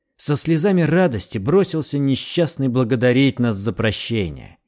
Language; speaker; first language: Russian; native; Russian